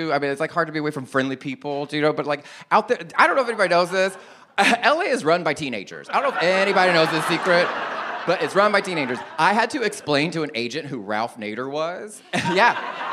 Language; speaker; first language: English; native; English